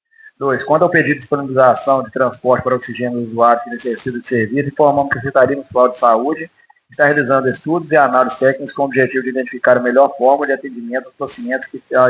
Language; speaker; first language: Portuguese; native; Portuguese